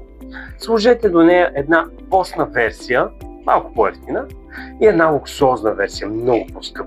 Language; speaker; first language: Bulgarian; native; Bulgarian